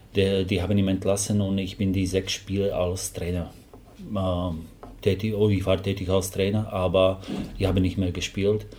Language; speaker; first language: German; non-native, fluent; Slovak